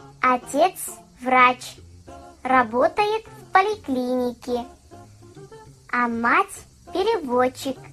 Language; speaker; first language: Russian; non-native, learner; Kazakh